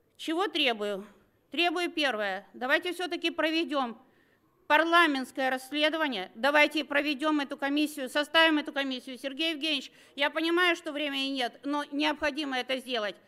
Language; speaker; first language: Russian; native; Russian